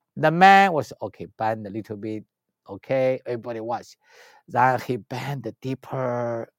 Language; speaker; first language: English; non-native, learner; Chinese